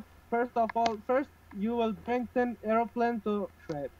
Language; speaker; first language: English; non-native, learner; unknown